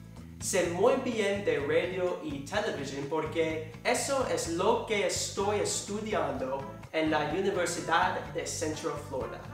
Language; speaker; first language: Spanish; non-native, learner; English